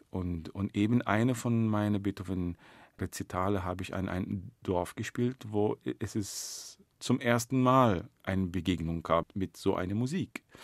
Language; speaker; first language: German; non-native, fluent; Arabic